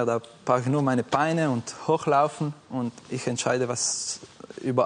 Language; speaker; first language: German; non-native, fluent; Italian